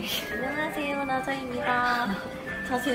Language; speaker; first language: Korean; non-native, learner; Malay